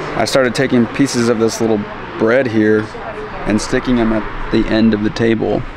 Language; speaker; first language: English; native; English